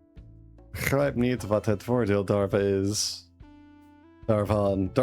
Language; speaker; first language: Dutch; non-native, learner; English